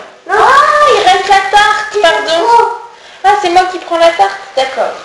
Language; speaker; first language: French; native; French